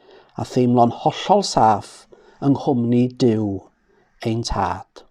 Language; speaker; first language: Welsh; native; Welsh